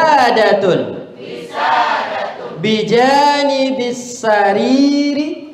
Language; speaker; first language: Arabic; non-native, fluent; Indonesian